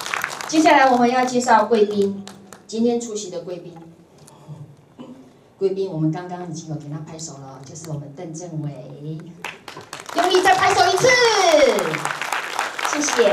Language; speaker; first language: Chinese; native; Chinese